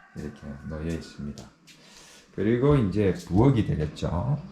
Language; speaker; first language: Korean; native; Korean